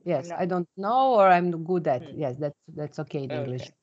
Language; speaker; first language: English; non-native, fluent; Serbian